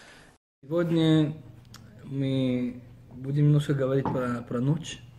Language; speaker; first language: Russian; early bilingual, heritage; Russian